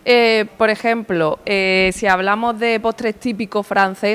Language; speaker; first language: Spanish; native; Spanish